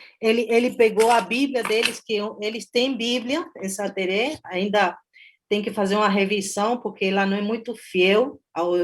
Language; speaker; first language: Portuguese; non-native, fluent; Spanish